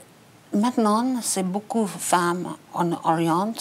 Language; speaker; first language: French; non-native, learner; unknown